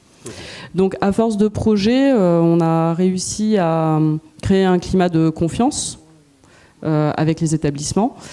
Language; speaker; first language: French; native; French